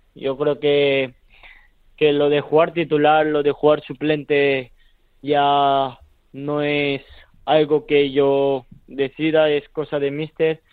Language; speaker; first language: Spanish; early bilingual, other home language; Korean